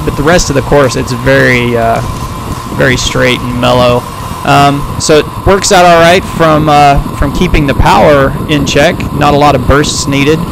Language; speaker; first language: English; native; English